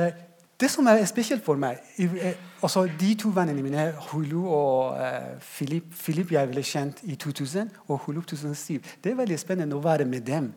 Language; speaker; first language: Norwegian; non-native, fluent; Persian